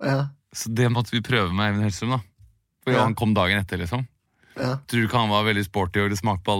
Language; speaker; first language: Norwegian; native; Norwegian